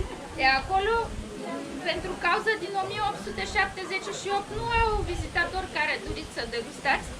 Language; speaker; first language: Romanian; non-native, learner; Bulgarian